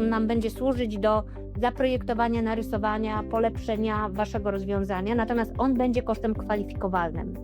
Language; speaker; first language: Polish; native; Polish